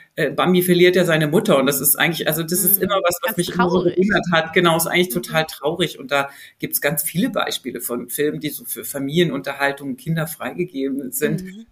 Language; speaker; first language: German; native; German